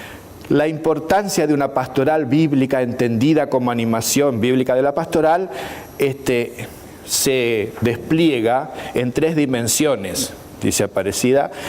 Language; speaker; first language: Spanish; native; Spanish